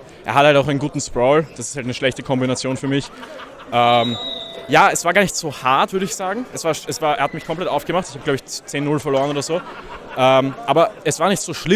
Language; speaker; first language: German; native; German